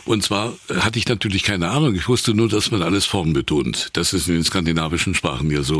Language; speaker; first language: German; native; German